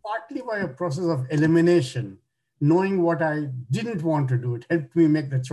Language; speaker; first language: English; non-native, local second language; Bangla